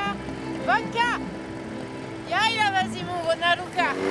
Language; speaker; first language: Russian; non-native, fluent; French